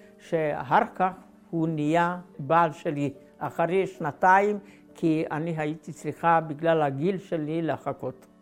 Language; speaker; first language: Hebrew; non-native, fluent; Hungarian